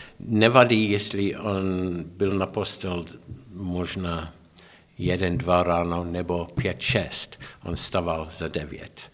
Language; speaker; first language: Czech; non-native, learner; English